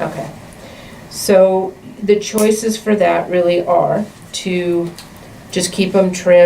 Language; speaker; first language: English; native; English